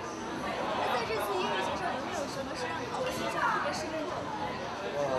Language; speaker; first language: Chinese; native; Chinese